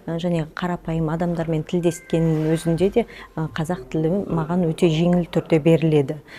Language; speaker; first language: Kazakh; non-native, local second language; Russian